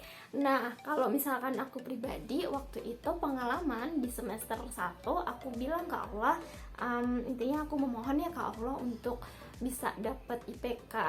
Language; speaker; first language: Indonesian; native; Indonesian